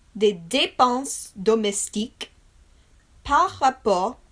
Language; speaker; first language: French; non-native, learner; English